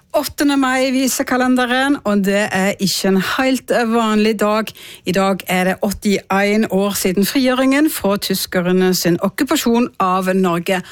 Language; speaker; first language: Norwegian; native; Norwegian